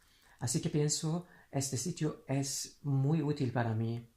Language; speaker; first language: Spanish; non-native, fluent; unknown